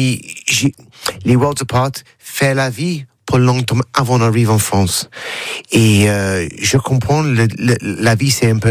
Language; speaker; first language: French; non-native, learner; English